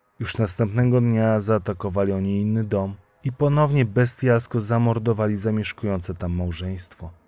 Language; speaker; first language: Polish; native; Polish